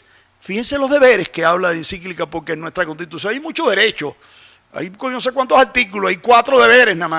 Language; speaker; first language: Spanish; native; Spanish